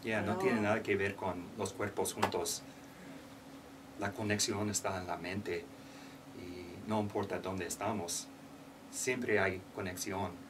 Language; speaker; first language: Spanish; non-native, learner; English